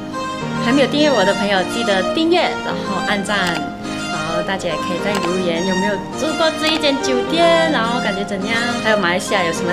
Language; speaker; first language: Chinese; native; Chinese